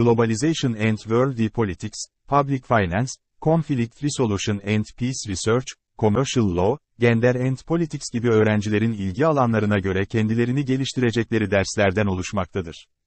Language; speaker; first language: Turkish; native; Turkish